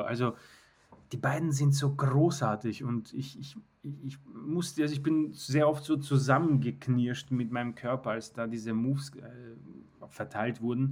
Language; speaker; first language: German; native; German